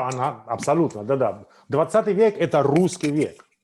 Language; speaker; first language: Russian; non-native, fluent; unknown